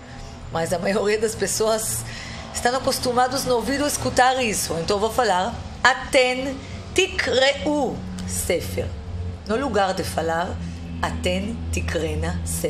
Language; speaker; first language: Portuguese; non-native, fluent; Hebrew